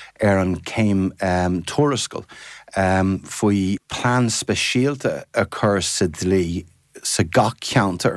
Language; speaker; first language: Irish; non-native, fluent; English